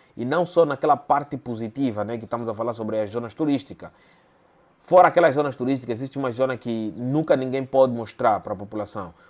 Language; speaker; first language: Portuguese; native; Portuguese